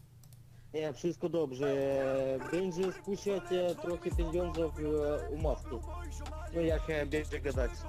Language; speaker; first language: Polish; non-native, learner; Russian